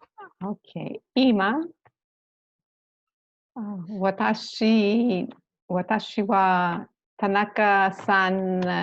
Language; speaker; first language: Japanese; non-native, learner; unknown